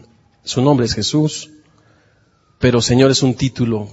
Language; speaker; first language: Spanish; native; Spanish